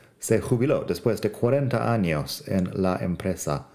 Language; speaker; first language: Spanish; non-native, fluent; English